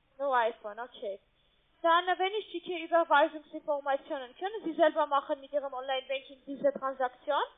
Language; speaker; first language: German; non-native, learner; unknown